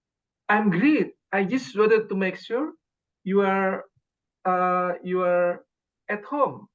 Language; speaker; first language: English; non-native, learner; Indonesian